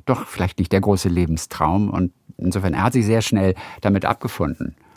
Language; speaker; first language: German; native; German